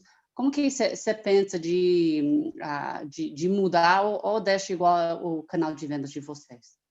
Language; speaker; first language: Portuguese; non-native, fluent; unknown